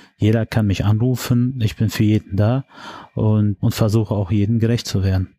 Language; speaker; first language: German; early bilingual, other home language; Turkish